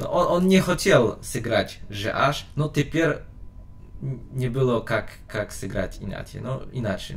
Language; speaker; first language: Russian; non-native, learner; Polish